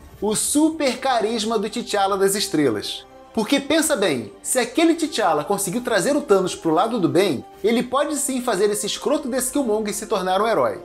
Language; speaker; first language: Portuguese; native; Portuguese